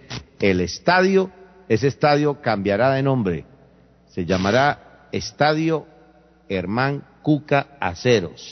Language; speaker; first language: Spanish; native; Spanish